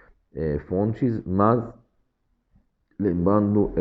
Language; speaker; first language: Portuguese; non-native, fluent; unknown